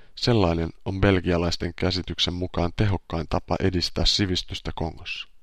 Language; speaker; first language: Finnish; native; Finnish